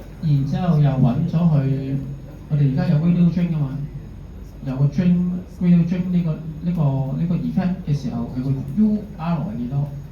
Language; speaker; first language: Cantonese; native; Cantonese